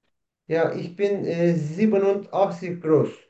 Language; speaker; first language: German; non-native, learner; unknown